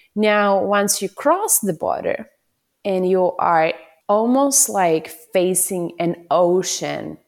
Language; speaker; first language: English; non-native, fluent; Ukrainian